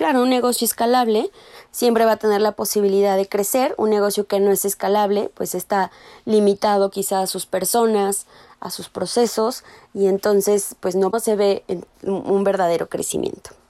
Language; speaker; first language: Spanish; native; Spanish